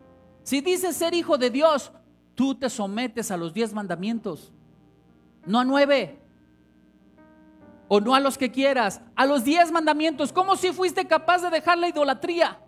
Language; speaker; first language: Spanish; native; Spanish